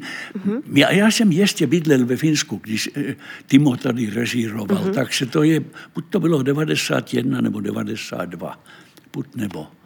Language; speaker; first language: Czech; non-native, fluent; Finnish